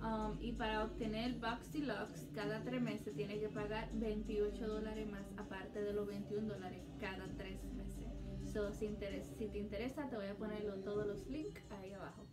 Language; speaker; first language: Spanish; early bilingual, heritage; Spanish